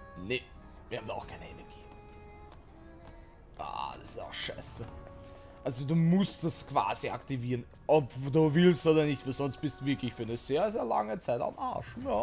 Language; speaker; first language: German; native; German